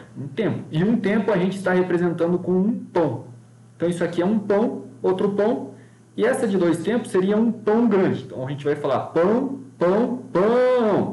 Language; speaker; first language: Portuguese; native; Portuguese